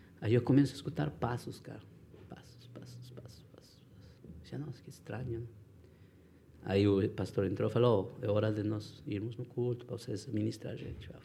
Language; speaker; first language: Portuguese; non-native, fluent; Spanish